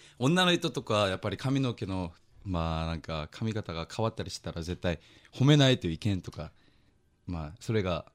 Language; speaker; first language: Japanese; non-native, fluent; Korean